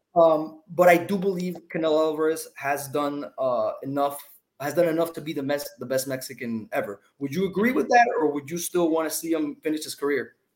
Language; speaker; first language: English; non-native, fluent; Spanish